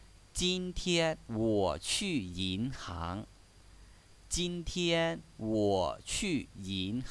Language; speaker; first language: Chinese; non-native, learner; Hmong